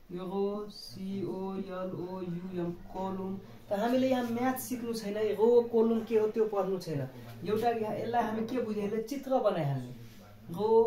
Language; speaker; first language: Nepali; non-native, local second language; Maithili